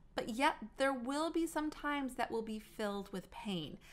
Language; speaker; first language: English; native; English